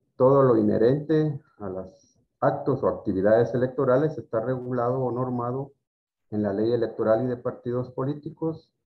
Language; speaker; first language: Spanish; native; Spanish